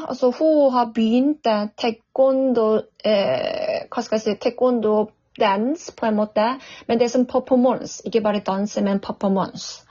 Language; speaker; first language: Norwegian; non-native, fluent; Korean